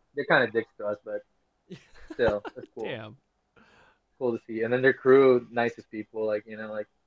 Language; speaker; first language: English; non-native, local second language; Filipino